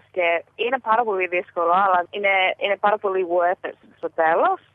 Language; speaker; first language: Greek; early bilingual, heritage; Greek